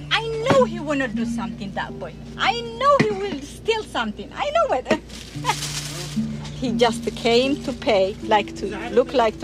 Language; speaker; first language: English; non-native, fluent; Tigrinya